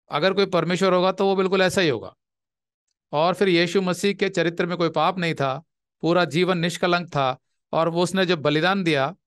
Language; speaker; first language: Hindi; native; Hindi